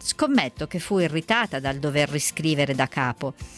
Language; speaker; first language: Italian; native; Italian